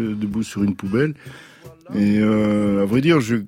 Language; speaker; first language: French; early bilingual, other home language; Dutch